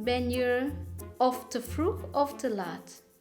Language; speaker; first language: Dutch; non-native, learner; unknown